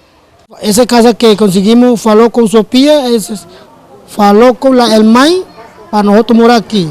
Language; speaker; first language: Portuguese; non-native, learner; Spanish